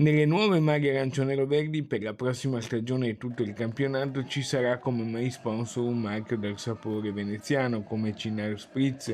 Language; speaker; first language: Italian; native; Italian